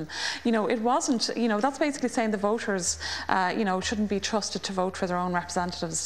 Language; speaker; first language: English; native; English